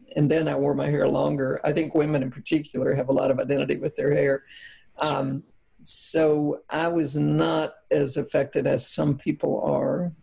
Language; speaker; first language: English; native; English